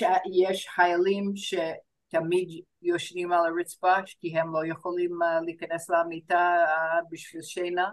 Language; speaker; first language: Hebrew; non-native, fluent; English